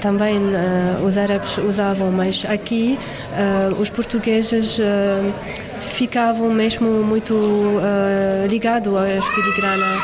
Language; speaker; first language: Portuguese; non-native, fluent; Arabic